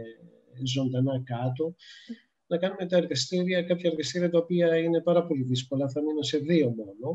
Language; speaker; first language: Greek; native; Greek